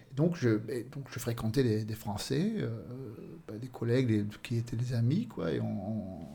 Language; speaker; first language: French; non-native, fluent; Swedish